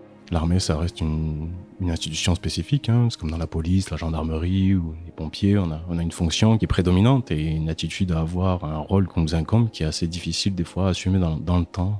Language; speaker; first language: French; native; French